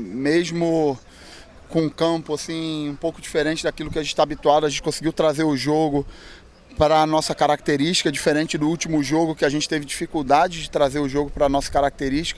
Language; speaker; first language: Portuguese; native; Portuguese